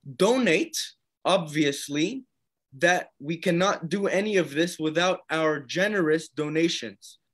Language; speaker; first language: English; native; English